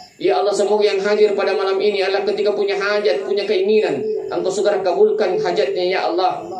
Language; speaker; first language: Indonesian; non-native, local second language; Buginese